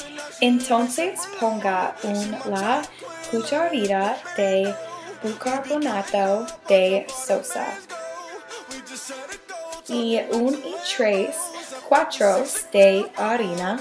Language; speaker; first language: Spanish; non-native, learner; English